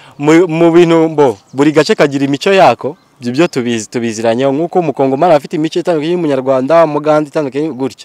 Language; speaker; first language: Kinyarwanda; native; Kinyarwanda